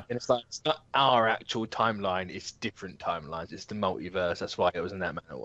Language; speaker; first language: English; native; English